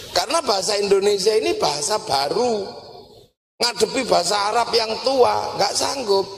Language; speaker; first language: Indonesian; non-native, local second language; Javanese